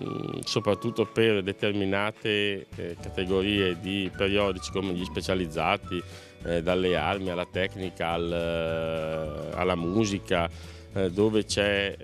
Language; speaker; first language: Italian; native; Italian